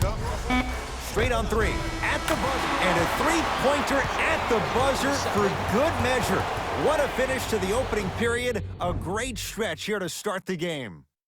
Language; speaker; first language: English; native; English